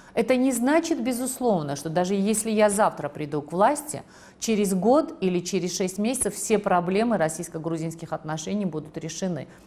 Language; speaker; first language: Russian; non-native, local second language; Georgian